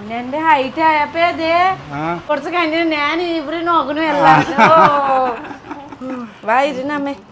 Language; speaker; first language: Malayalam; non-native, learner; Nepali